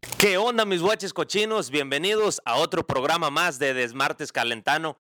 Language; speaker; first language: Spanish; native; Spanish